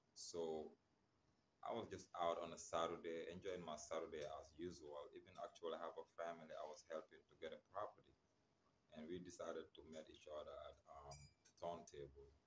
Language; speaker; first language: English; non-native, local second language; Wolof